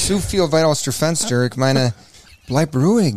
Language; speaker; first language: German; non-native, fluent; English